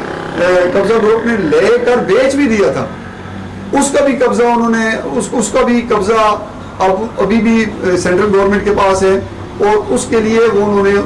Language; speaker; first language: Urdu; non-native, local second language; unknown